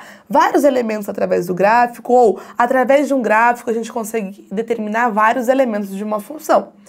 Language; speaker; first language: Portuguese; native; Portuguese